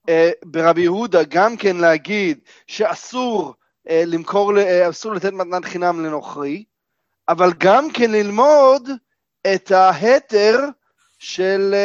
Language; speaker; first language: Hebrew; non-native, fluent; English